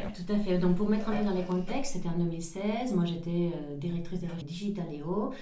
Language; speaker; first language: French; non-native, fluent; Spanish